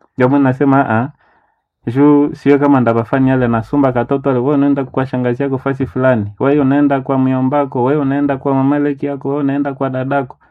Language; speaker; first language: Swahili; non-native, local second language; Nande